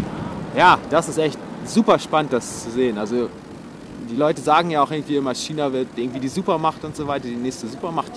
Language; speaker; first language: German; native; German